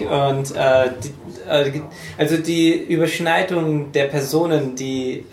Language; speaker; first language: German; native; German